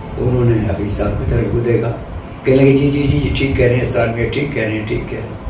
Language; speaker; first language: Urdu; native; Urdu